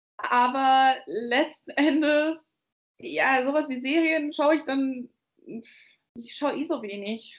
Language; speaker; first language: German; native; German